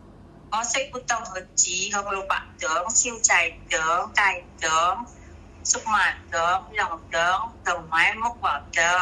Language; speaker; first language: Cantonese; non-native, learner; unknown